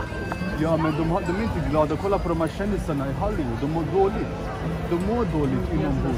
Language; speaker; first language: Swedish; non-native, fluent; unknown